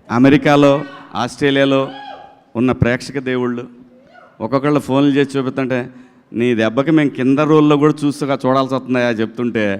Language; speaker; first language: Telugu; native; Telugu